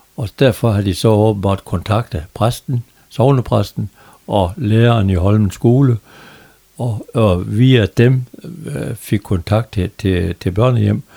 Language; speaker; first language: Danish; native; Danish